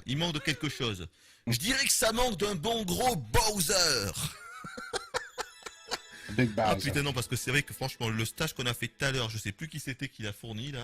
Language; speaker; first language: French; native; French